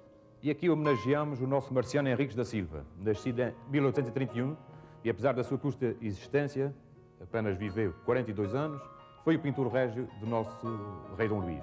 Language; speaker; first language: Portuguese; native; Portuguese